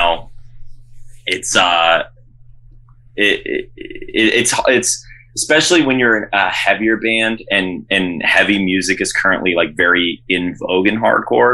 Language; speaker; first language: English; native; English